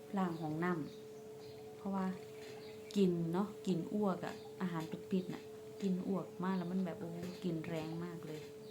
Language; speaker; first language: Thai; native; Thai